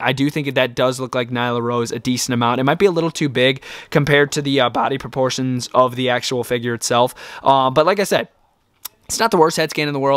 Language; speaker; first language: English; native; English